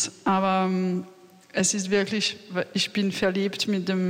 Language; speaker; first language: German; non-native, learner; French